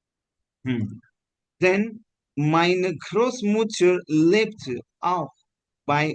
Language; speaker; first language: German; non-native, fluent; Hindi